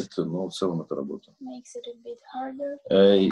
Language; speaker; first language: English; non-native, fluent; Russian